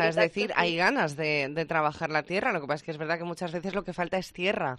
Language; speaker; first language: Spanish; native; Spanish